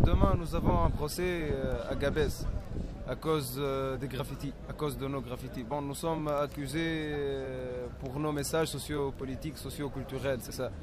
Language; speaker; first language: French; non-native, local second language; Arabic